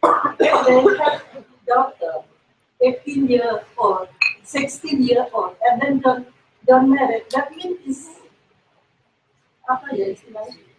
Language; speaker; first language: English; non-native, learner; Indonesian